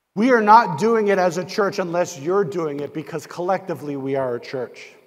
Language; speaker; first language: English; native; English